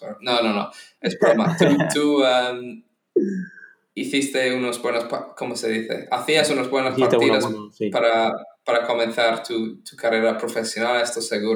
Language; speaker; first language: Spanish; non-native, fluent; English